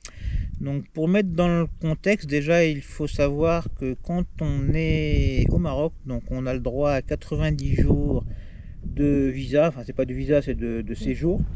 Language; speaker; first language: French; native; French